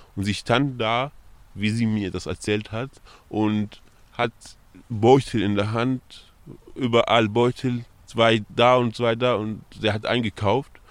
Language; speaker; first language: German; non-native, fluent; Arabic